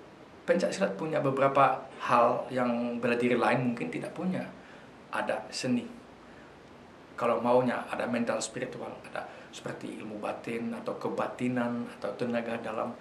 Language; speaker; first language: Indonesian; non-native, fluent; Dutch